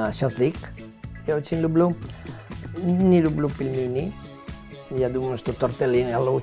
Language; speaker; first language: Russian; non-native, learner; Italian